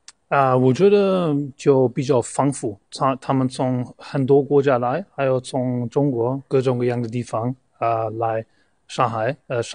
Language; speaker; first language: Chinese; non-native, fluent; German